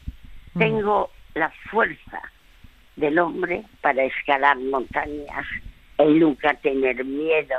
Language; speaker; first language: Spanish; early bilingual, other home language; French